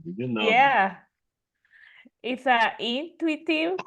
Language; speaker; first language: English; non-native, learner; Spanish